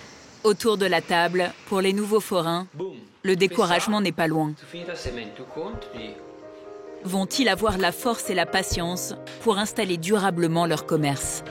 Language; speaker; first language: French; native; French